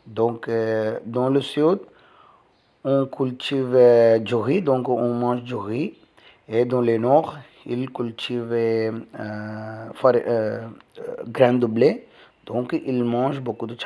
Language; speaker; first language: French; non-native, learner; Tamil